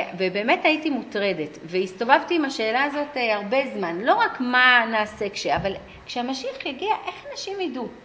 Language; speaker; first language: Hebrew; early bilingual, other home language; English